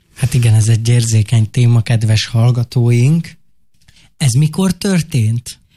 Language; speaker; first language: Hungarian; native; Hungarian